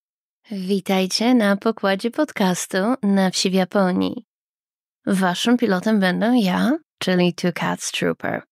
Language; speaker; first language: Polish; native; Polish